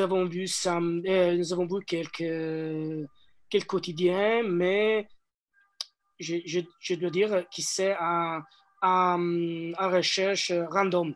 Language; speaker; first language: French; non-native, learner; Italian